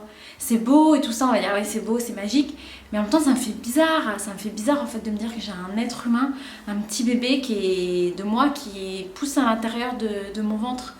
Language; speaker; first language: French; native; French